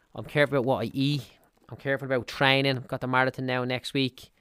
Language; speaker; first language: English; native; English